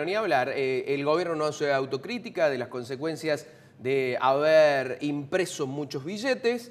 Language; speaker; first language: Spanish; native; Spanish